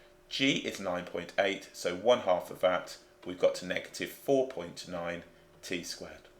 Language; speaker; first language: English; native; English